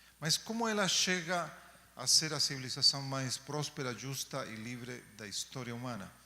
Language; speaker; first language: Portuguese; non-native, fluent; Spanish